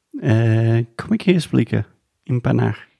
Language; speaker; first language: Portuguese; non-native, fluent; English